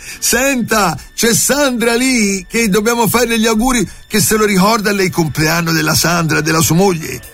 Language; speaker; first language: Italian; native; Italian